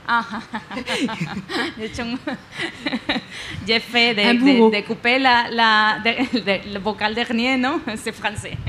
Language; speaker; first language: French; non-native, learner; Spanish